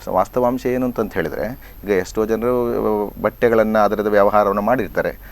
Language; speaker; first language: Kannada; native; Kannada